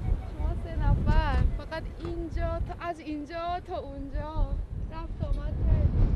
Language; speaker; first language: Persian; non-native, learner; Korean